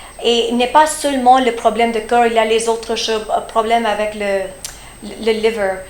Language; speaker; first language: French; early bilingual, heritage; French